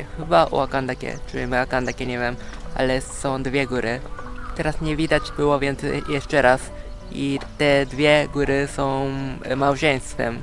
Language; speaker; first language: Polish; non-native, fluent; Japanese